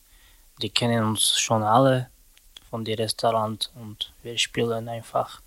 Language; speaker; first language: German; non-native, learner; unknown